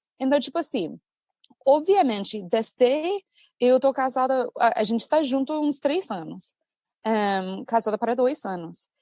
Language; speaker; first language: Portuguese; non-native, fluent; English